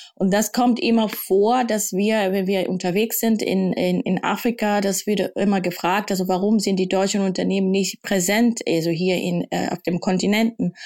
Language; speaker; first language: German; non-native, fluent; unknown